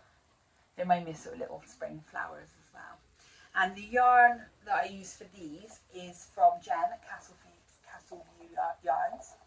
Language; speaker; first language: English; native; English